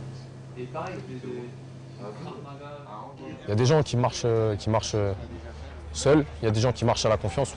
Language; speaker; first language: French; native; French